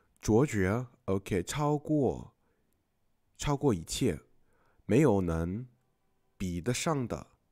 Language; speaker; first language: Chinese; non-native, fluent; English